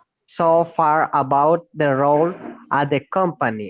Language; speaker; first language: English; non-native, learner; Spanish